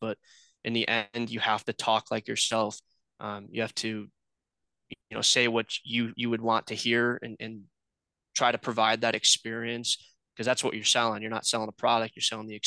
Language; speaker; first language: English; native; English